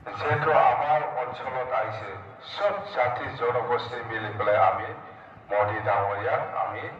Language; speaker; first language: Assamese; non-native, local second language; Bodo